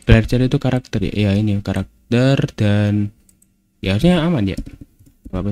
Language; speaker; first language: Indonesian; native; Indonesian